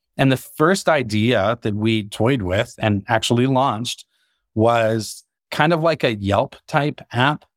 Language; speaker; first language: English; native; English